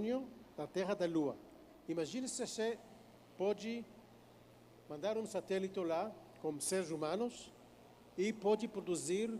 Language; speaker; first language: Portuguese; non-native, fluent; Hebrew